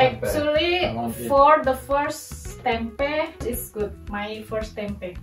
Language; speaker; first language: English; non-native, learner; Indonesian